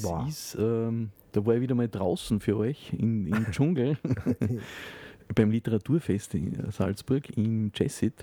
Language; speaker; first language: German; native; German